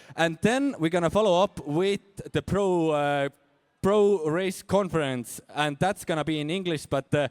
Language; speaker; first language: English; non-native, fluent; Estonian